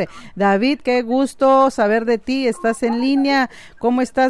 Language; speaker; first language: Spanish; non-native, local second language; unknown